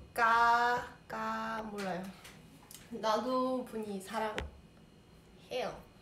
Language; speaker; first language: Korean; non-native, learner; Portuguese